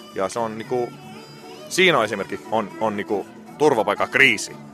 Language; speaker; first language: Finnish; non-native, fluent; Arabic